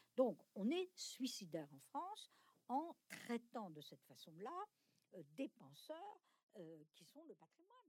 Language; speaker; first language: French; native; French